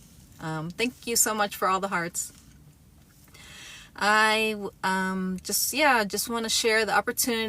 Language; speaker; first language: English; native; English